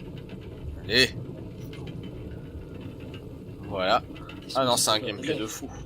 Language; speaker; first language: French; native; French